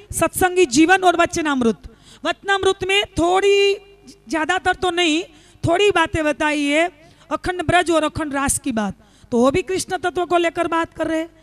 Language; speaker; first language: Hindi; non-native, local second language; Gujarati